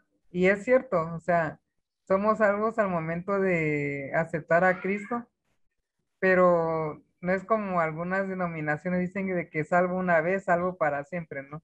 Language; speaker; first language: Spanish; native; Spanish